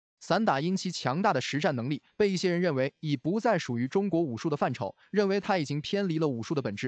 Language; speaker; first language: Chinese; native; Chinese